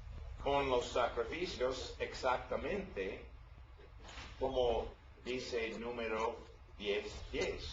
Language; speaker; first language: Spanish; non-native, learner; English